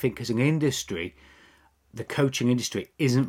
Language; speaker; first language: English; native; English